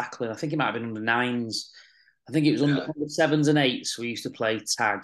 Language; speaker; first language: English; native; English